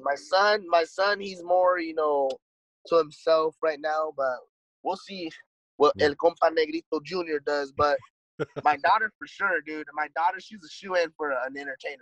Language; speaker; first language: English; native; English